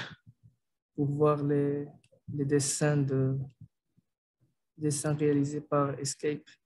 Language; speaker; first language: French; non-native, local second language; Arabic